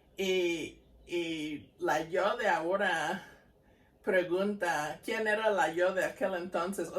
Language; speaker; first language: Spanish; non-native, fluent; English